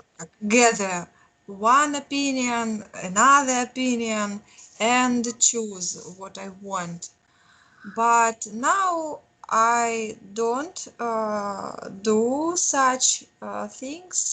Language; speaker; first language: English; non-native, learner; Russian